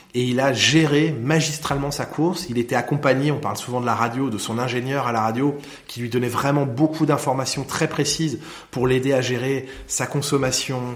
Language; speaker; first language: French; native; French